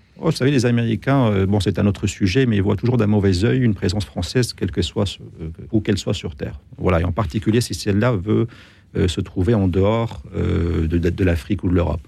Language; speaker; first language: French; native; French